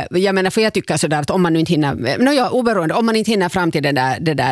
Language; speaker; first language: Swedish; native; Swedish